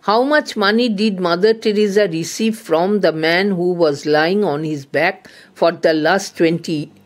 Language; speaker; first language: English; non-native, local second language; Bangla